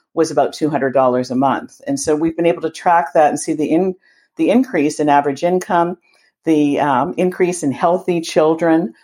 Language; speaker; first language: English; native; English